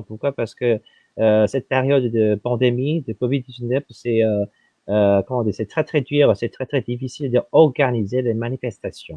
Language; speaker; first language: French; non-native, fluent; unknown